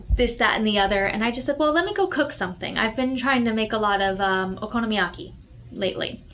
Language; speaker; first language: English; native; English